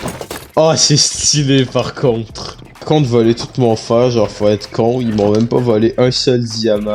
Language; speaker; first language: French; native; French